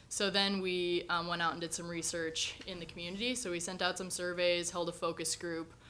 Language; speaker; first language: English; native; English